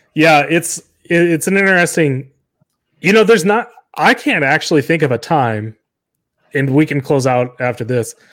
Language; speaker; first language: English; native; English